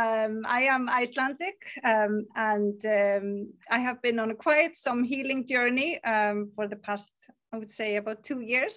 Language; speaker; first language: English; non-native, fluent; Icelandic